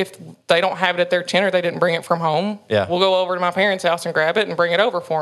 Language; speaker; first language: English; native; English